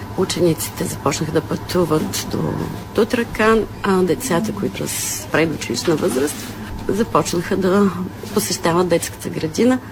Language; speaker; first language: Bulgarian; non-native, local second language; Turkish